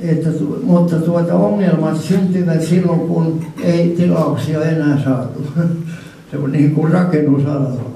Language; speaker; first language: Finnish; non-native, local second language; Swedish